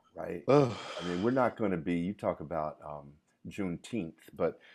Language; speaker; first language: English; native; English